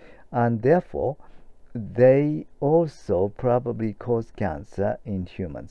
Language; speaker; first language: English; non-native, fluent; Japanese